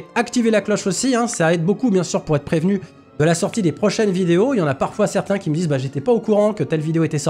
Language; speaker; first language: French; native; French